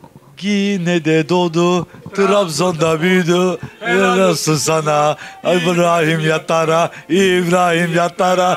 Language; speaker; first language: Turkish; native; Turkish